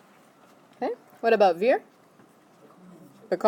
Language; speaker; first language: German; non-native, fluent; English